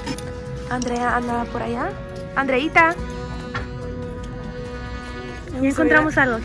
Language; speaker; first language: Spanish; early bilingual, heritage; Spanish